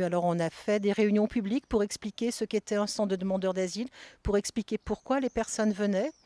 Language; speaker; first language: French; native; French